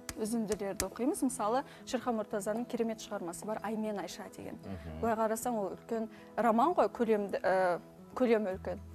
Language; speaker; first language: Kazakh; non-native, local second language; Uzbek